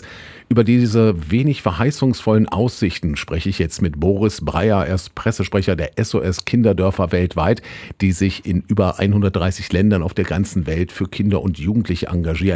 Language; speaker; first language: German; native; German